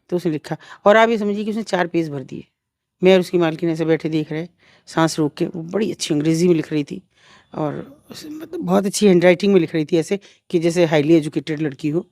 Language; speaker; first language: Hindi; native; Hindi